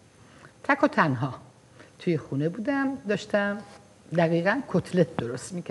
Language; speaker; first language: Persian; non-native, fluent; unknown